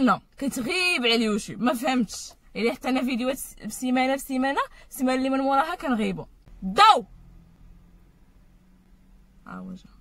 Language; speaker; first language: Arabic; native; Arabic